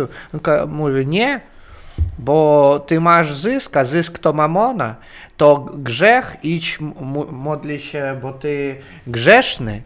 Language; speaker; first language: Polish; non-native, learner; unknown